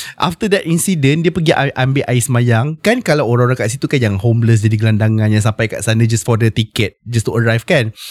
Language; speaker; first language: Malay; native; Malay